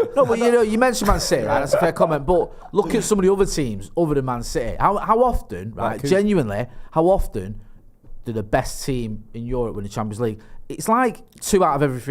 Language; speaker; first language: English; native; English